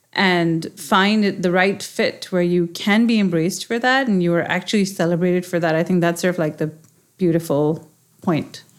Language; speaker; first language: English; non-native, local second language; Urdu